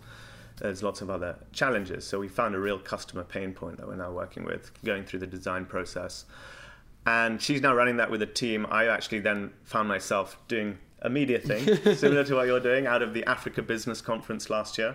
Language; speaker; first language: English; native; English